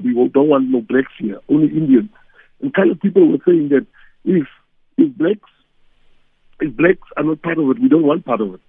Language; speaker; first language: English; non-native, local second language; Afrikaans